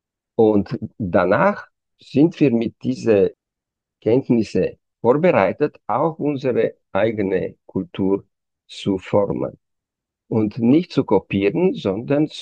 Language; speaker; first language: German; non-native, fluent; Romanian